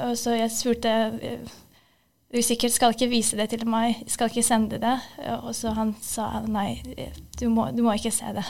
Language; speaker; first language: Norwegian; non-native, fluent; Ukrainian